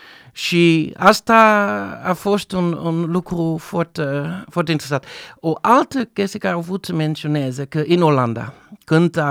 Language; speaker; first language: Romanian; non-native, fluent; Dutch